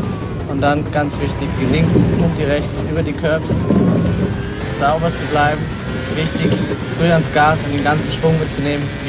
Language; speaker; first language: German; native; German